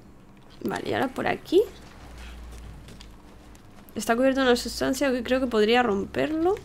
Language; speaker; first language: Spanish; native; Spanish